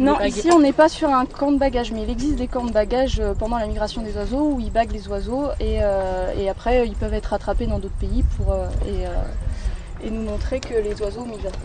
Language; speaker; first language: French; native; French